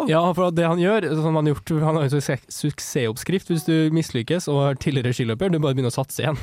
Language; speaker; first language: Norwegian; native; Norwegian